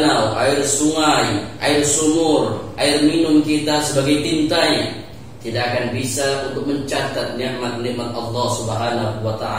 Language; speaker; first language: Indonesian; native; Indonesian